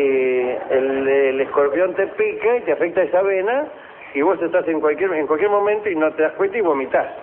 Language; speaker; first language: Spanish; native; Spanish